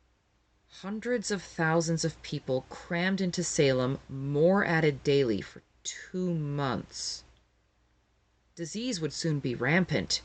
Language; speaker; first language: English; native; English